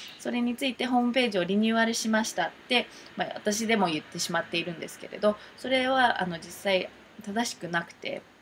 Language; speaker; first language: Japanese; early bilingual, heritage; Japanese